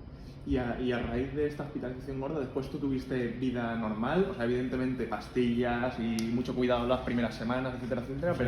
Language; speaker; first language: Spanish; native; Spanish